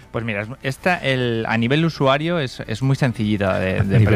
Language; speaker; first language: Spanish; native; Spanish